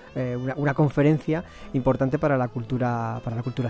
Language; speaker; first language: Spanish; native; Spanish